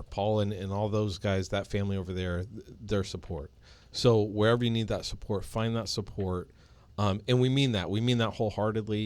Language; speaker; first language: English; native; English